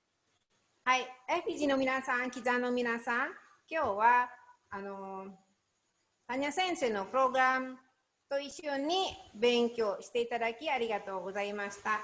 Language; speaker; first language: Japanese; non-native, learner; Indonesian